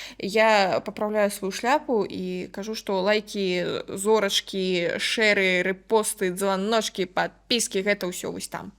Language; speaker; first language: Belarusian; non-native, local second language; Russian